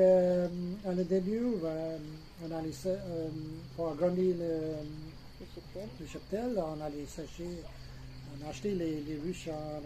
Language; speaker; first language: French; non-native, fluent; English